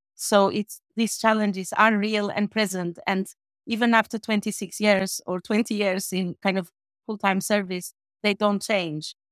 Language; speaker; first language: English; non-native, fluent; Albanian